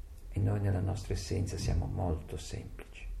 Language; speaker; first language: Italian; native; Italian